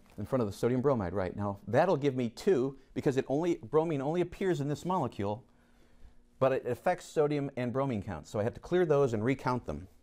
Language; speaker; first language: English; native; English